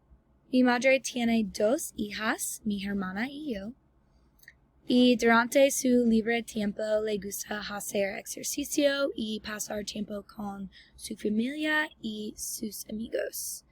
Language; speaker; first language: Spanish; non-native, learner; English